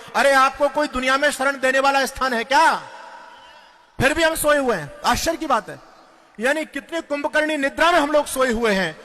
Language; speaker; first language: Hindi; non-native, local second language; Marathi